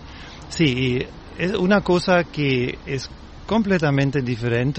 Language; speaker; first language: Spanish; non-native, learner; German